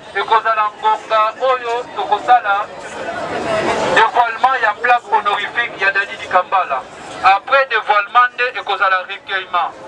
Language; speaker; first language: Lingala; native; Lingala